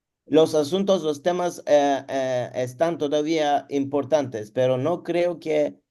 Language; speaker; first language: Spanish; non-native, learner; Turkish